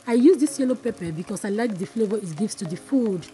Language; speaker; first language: English; non-native, local second language; Igbo